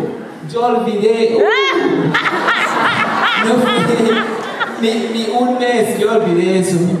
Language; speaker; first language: Spanish; non-native, learner; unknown